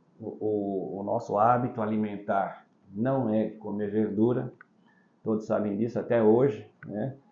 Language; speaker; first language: Portuguese; early bilingual, other home language; Chinese